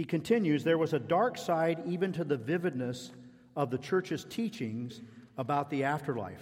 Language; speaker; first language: English; native; English